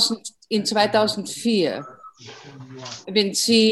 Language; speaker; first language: German; non-native, fluent; English